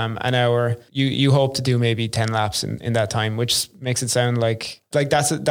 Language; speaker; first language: English; native; English